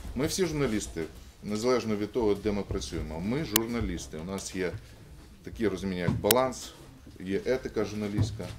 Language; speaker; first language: Ukrainian; non-native, local second language; Russian